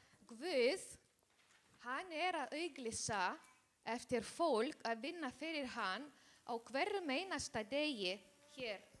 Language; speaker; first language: Icelandic; non-native, learner; Spanish